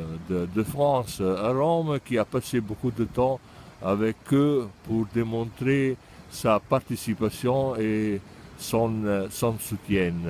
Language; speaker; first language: French; non-native, fluent; Italian